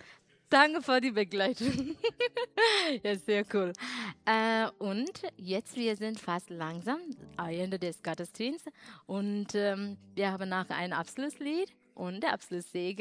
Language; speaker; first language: German; non-native, learner; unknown